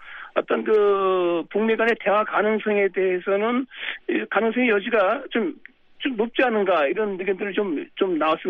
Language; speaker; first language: Korean; native; Korean